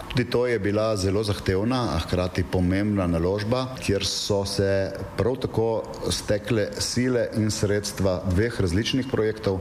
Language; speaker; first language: Slovenian; native; Slovenian